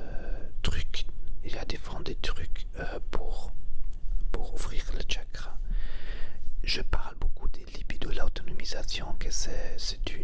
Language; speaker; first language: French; non-native, learner; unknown